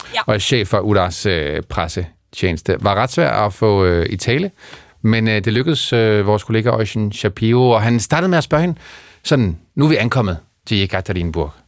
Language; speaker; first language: Danish; native; Danish